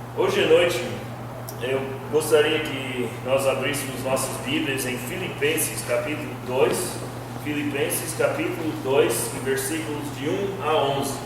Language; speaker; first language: Portuguese; non-native, fluent; English